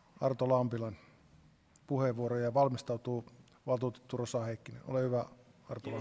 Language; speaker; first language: Finnish; native; Finnish